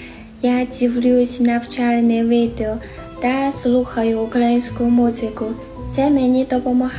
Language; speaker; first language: Ukrainian; non-native, learner; Chinese